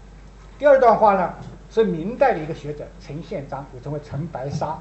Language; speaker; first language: Chinese; native; Chinese